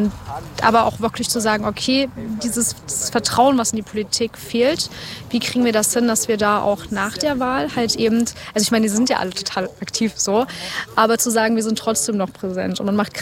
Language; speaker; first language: German; native; German